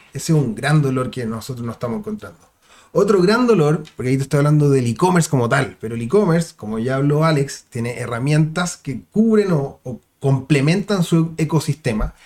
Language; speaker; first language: Spanish; native; Spanish